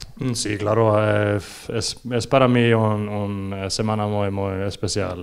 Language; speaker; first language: Spanish; non-native, learner; Norwegian